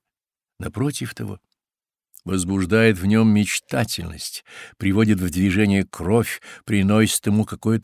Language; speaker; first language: Russian; native; Russian